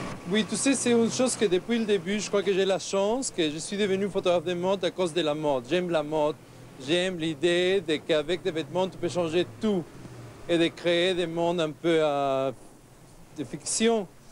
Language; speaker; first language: French; non-native, fluent; Spanish